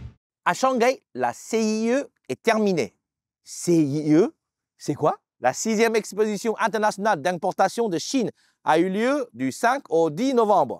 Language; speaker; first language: French; native; French